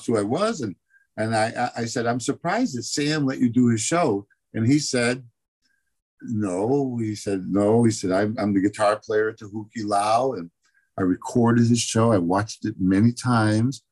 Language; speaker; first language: English; native; English